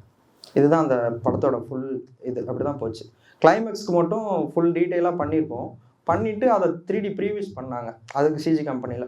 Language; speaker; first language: Tamil; native; Tamil